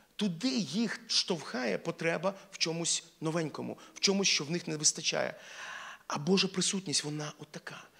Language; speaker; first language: Ukrainian; non-native, local second language; Russian